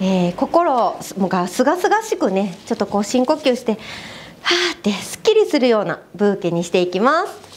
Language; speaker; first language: Japanese; native; Japanese